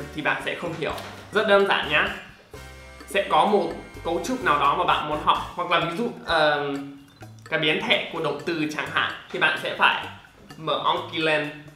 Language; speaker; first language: Vietnamese; non-native, fluent; English